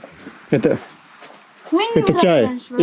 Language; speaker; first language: Russian; non-native, learner; Urdu